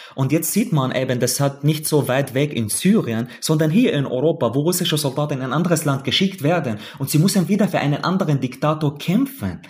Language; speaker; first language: German; non-native, fluent; Arabic